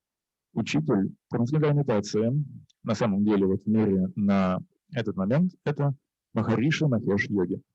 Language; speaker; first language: Russian; native; Russian